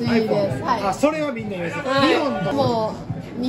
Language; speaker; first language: Japanese; native; Japanese